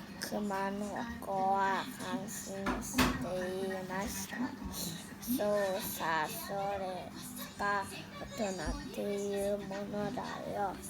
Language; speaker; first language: Japanese; non-native, learner; Thai